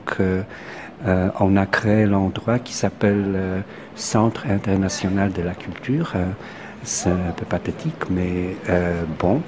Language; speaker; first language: French; non-native, fluent; Polish